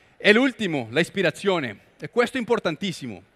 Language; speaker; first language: Italian; non-native, learner; Spanish